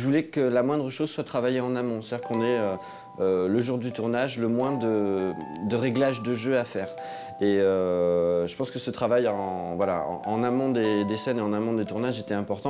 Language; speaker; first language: French; native; French